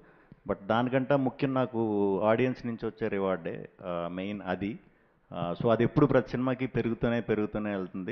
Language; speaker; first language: Telugu; native; Telugu